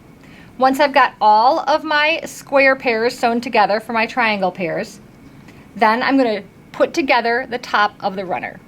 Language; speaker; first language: English; native; English